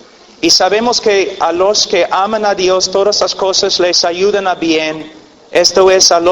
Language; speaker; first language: Spanish; non-native, fluent; English